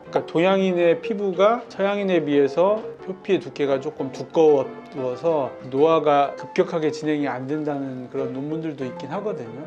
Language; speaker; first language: Korean; native; Korean